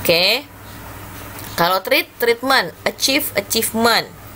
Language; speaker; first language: English; non-native, learner; Indonesian